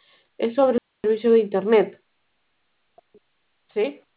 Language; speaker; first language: Spanish; native; Spanish